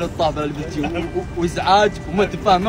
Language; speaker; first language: Arabic; native; Arabic